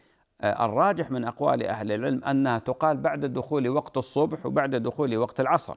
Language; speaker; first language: Arabic; native; Arabic